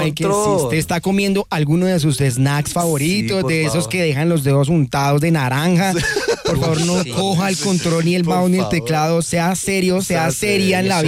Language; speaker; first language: Spanish; native; Spanish